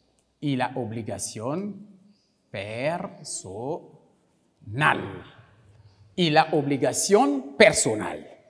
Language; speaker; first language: Spanish; non-native, local second language; French